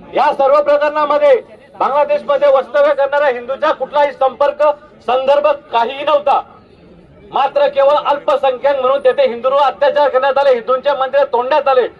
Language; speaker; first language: Marathi; native; Marathi